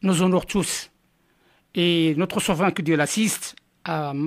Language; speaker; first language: French; non-native, local second language; Arabic